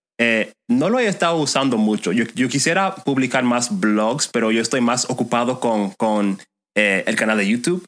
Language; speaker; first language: Spanish; non-native, fluent; English